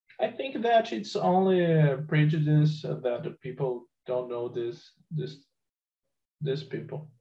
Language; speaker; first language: English; non-native, learner; Portuguese